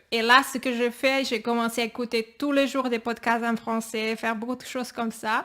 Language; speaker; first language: French; non-native, fluent; Catalan